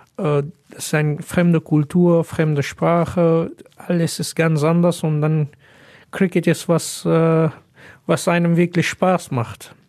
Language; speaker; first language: German; non-native, fluent; Pashto